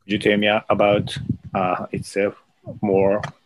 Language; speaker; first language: English; non-native, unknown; Japanese